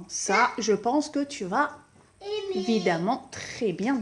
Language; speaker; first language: French; native; French